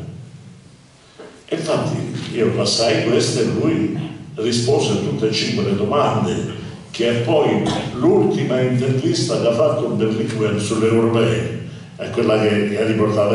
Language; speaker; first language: Italian; native; Italian